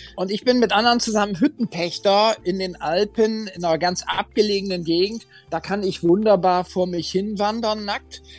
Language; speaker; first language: German; native; German